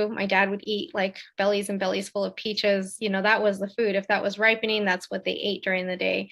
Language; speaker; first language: English; native; English